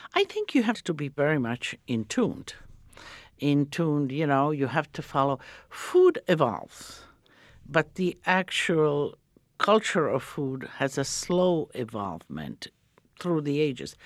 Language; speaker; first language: English; early bilingual, other home language; Croatian